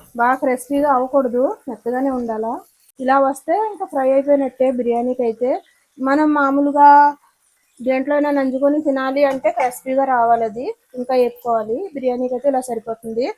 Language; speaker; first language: Telugu; native; Telugu